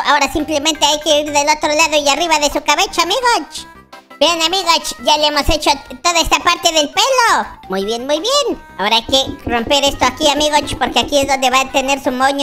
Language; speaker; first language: Spanish; native; Spanish